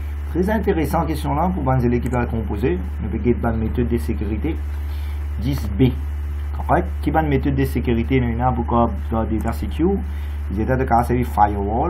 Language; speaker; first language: French; non-native, local second language; Morisyen